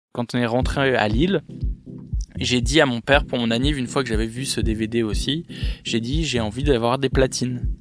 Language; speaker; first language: French; native; French